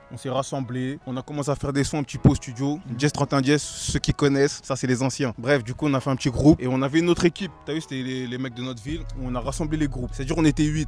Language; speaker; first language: French; native; French